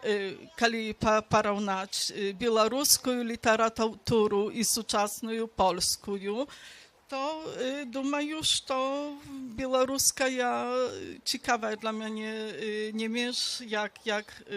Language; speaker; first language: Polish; non-native, local second language; Belarusian